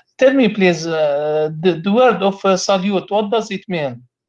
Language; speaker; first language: English; non-native, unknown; Arabic